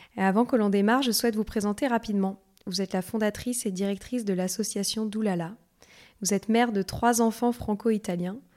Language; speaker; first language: French; native; French